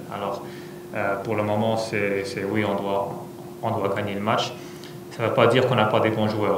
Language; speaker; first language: French; non-native, fluent; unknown